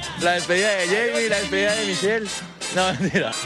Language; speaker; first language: Spanish; non-native, learner; English